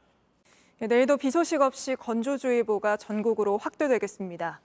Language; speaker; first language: Korean; native; Korean